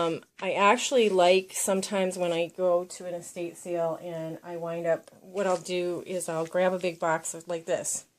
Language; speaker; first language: English; native; English